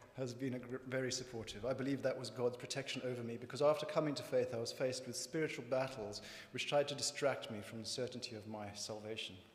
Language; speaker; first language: English; native; English